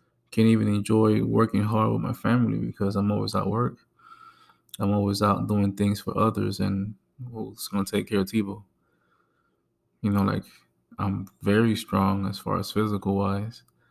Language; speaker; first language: English; early bilingual, other home language; Spanish